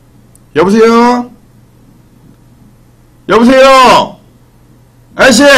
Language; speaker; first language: Korean; native; Korean